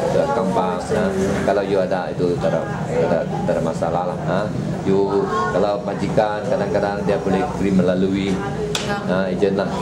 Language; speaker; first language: Malay; non-native, local second language; Chinese